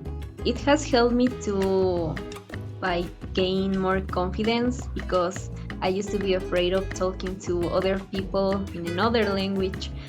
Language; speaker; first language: English; non-native, fluent; Spanish